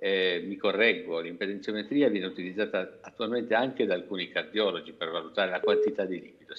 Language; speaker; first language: Italian; native; Italian